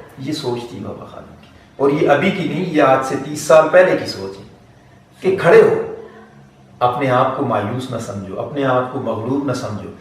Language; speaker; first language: Urdu; non-native, local second language; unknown